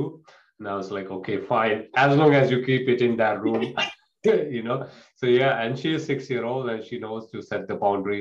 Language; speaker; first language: English; non-native, local second language; Punjabi